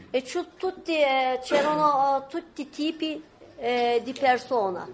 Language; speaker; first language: Italian; non-native, fluent; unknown